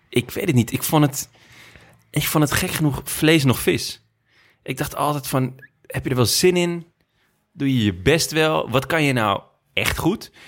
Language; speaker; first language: Dutch; native; Dutch